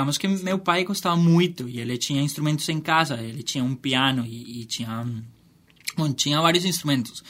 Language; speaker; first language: Portuguese; non-native, fluent; Spanish